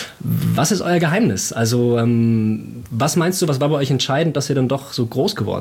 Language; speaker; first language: German; native; German